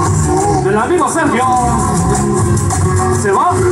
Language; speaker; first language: Spanish; native; Spanish